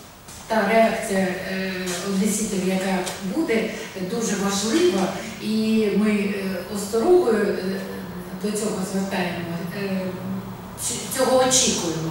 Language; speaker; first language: Ukrainian; non-native, local second language; Russian